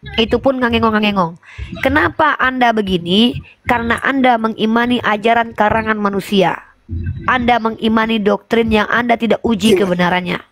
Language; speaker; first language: Indonesian; native; Indonesian